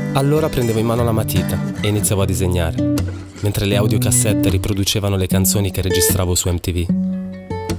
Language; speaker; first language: Italian; early bilingual, other home language; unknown